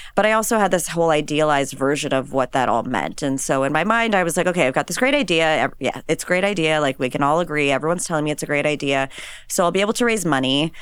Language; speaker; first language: English; native; English